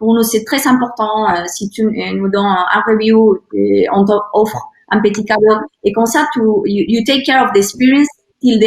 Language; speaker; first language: French; non-native, learner; Spanish